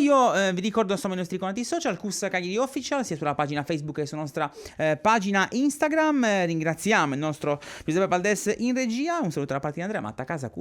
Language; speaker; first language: Italian; native; Italian